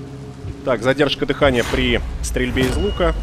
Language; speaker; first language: Russian; native; Russian